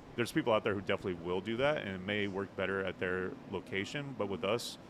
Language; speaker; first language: English; native; English